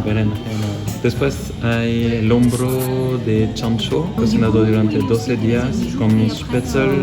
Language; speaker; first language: Spanish; non-native, fluent; French